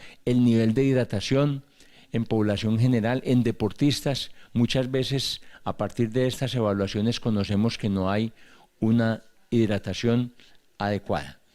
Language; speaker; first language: Spanish; native; Spanish